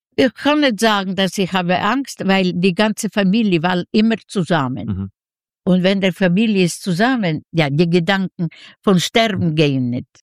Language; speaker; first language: German; non-native, fluent; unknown